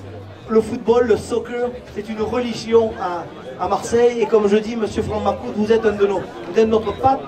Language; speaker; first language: French; native; French